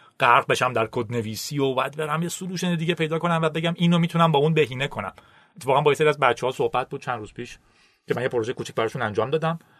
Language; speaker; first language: Persian; native; Persian